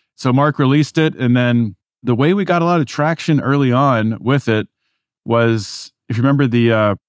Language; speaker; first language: English; native; English